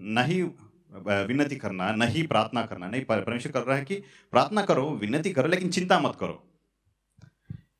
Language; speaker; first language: Hindi; non-native, local second language; Tamil